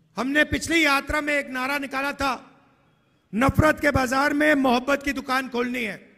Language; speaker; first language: Hindi; native; Hindi